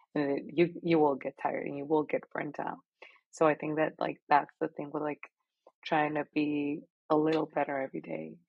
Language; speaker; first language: English; non-native, fluent; Spanish